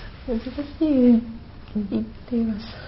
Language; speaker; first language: Japanese; non-native, learner; Chinese